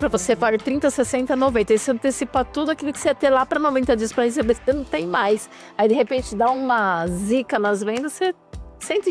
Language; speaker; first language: Portuguese; native; Portuguese